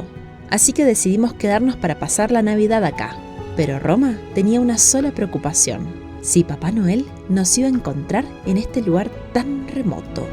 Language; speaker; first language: Spanish; native; Spanish